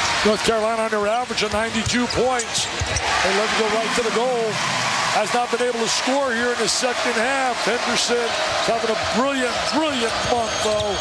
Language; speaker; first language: English; native; English